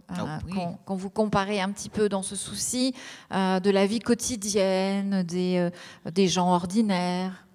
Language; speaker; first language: French; native; French